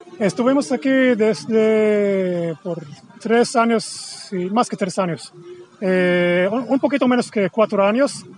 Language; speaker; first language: Spanish; non-native, fluent; Hebrew